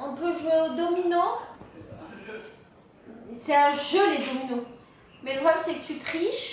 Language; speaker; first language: French; native; French